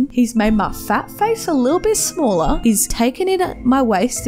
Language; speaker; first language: English; native; English